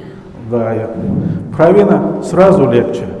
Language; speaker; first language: Russian; non-native, learner; Chinese